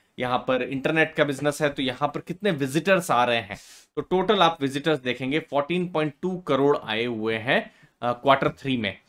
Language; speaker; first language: Hindi; native; Hindi